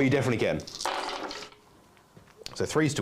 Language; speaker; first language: English; native; English